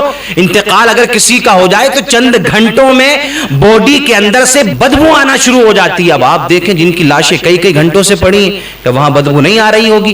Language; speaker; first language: Urdu; native; Urdu